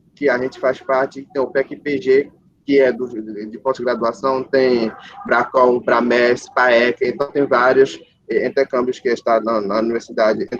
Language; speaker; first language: Portuguese; non-native, fluent; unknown